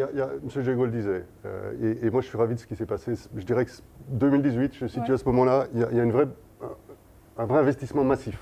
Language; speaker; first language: French; native; French